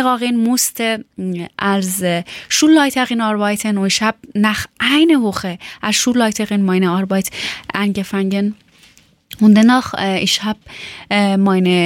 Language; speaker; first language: German; non-native, learner; Persian